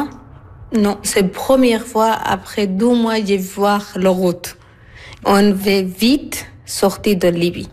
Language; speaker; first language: French; non-native, learner; Arabic